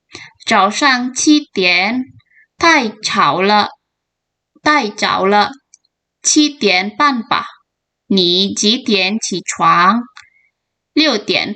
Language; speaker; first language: Chinese; non-native, fluent; Indonesian